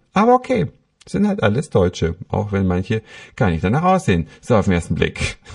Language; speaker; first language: German; native; German